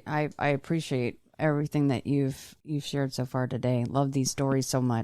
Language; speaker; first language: English; native; English